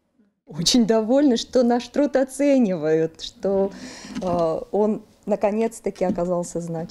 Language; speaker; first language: Russian; native; Russian